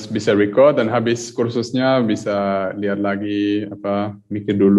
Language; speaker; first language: Indonesian; early bilingual, heritage; German